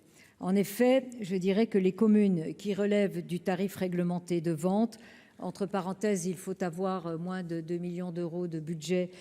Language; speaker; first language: French; native; French